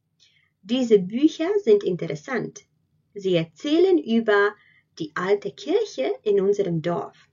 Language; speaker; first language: German; non-native, fluent; Latvian